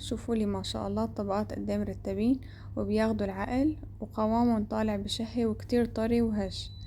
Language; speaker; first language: Arabic; native; Arabic